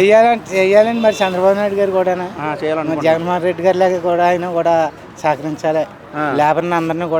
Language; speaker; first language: Telugu; native; Telugu